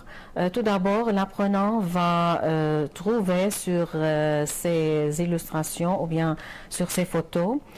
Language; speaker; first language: French; non-native, fluent; Arabic